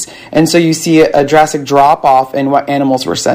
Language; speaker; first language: English; native; English